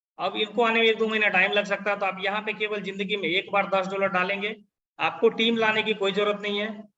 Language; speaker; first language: Hindi; native; Hindi